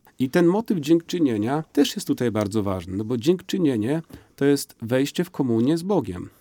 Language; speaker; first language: Polish; native; Polish